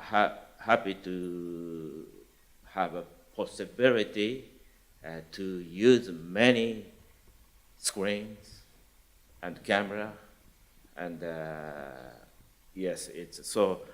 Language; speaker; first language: English; non-native, learner; Japanese